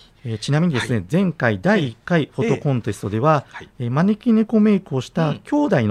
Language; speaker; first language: Japanese; native; Japanese